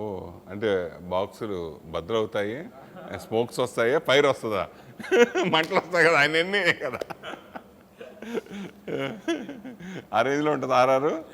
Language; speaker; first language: Telugu; native; Telugu